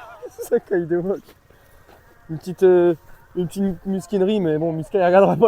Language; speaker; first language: French; native; French